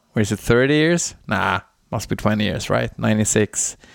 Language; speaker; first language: English; non-native, fluent; Swedish